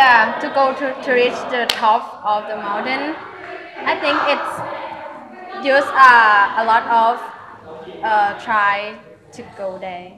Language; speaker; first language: English; non-native, learner; Thai